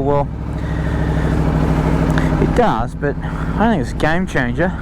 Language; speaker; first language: English; native; English